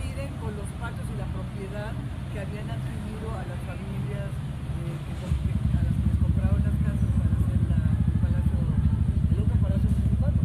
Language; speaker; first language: Spanish; native; Spanish